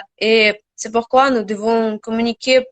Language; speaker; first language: French; non-native, learner; Russian